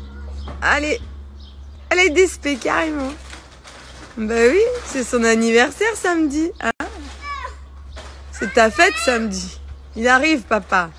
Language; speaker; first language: French; native; French